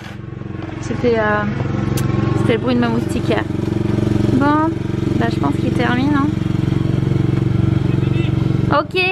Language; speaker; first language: French; native; French